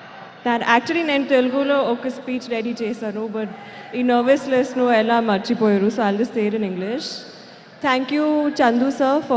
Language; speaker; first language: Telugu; non-native, learner; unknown